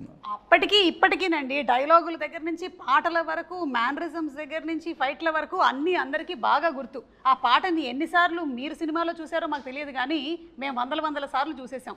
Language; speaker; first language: Telugu; native; Telugu